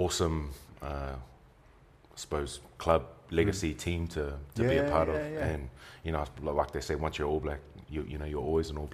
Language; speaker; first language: English; native; English